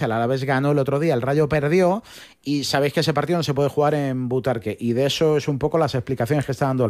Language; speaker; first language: Spanish; native; Spanish